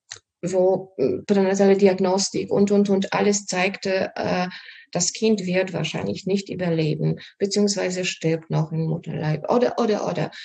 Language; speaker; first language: German; non-native, fluent; Polish